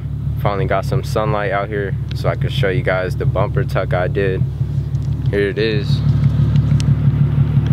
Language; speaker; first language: English; native; English